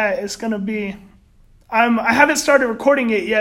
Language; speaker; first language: English; native; English